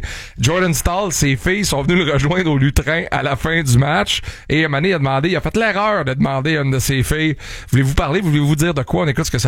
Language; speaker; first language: French; native; French